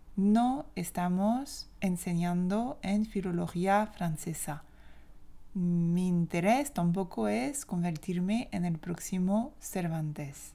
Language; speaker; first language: Spanish; non-native, fluent; French